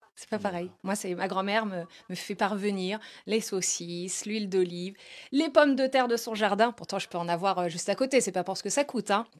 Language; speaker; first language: French; native; French